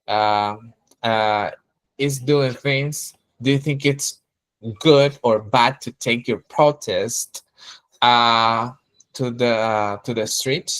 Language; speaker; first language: English; non-native, fluent; Spanish